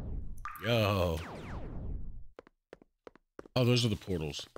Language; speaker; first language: English; native; English